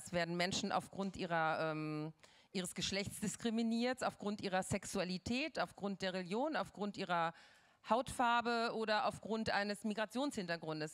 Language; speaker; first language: German; native; German